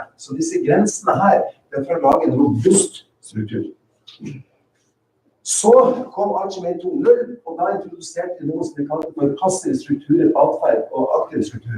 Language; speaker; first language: Norwegian; native; Norwegian